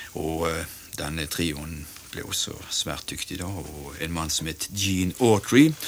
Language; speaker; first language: Norwegian; native; Norwegian